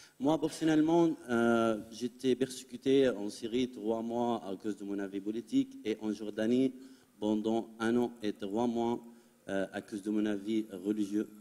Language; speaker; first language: French; non-native, fluent; Arabic